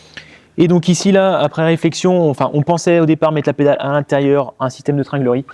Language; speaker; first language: French; native; French